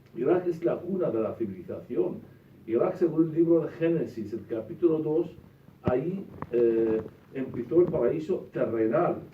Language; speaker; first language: Spanish; non-native, fluent; Arabic